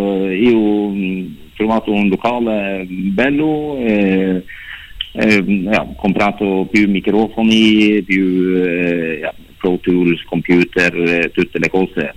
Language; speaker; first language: Italian; non-native, learner; Norwegian